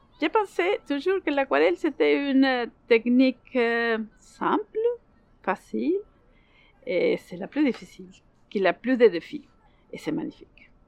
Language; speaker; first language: French; non-native, learner; Spanish